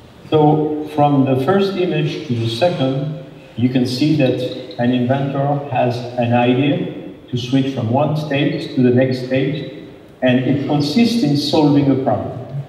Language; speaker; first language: English; non-native, fluent; French